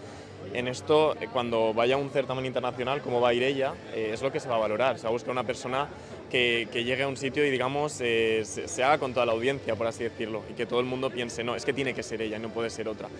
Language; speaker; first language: Spanish; native; Spanish